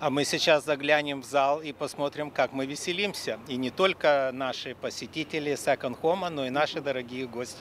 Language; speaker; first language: Russian; native; Russian